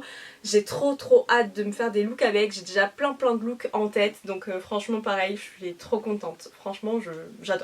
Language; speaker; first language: French; native; French